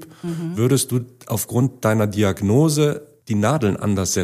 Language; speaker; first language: German; native; German